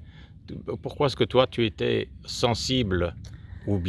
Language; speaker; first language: French; native; French